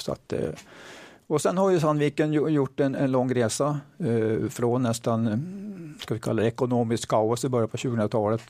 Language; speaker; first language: Swedish; native; Swedish